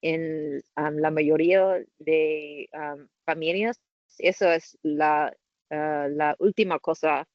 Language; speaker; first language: Spanish; non-native, learner; English